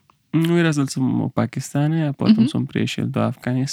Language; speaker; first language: Slovak; non-native, learner; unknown